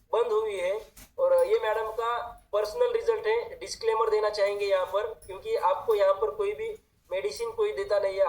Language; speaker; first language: Hindi; non-native, local second language; Marathi